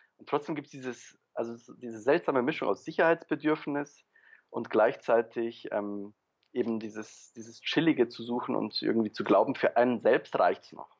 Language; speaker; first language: German; early bilingual, other home language; Polish